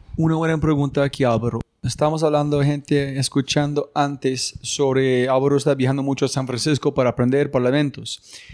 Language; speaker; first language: Spanish; non-native, learner; English